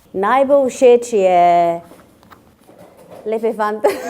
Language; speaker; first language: Slovenian; non-native, learner; Chinese